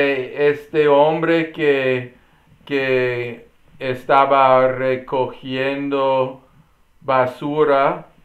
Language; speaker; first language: Spanish; non-native, learner; English